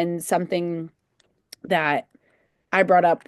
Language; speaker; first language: English; native; English